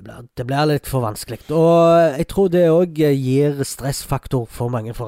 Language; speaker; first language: Norwegian; early bilingual, other home language; Arabic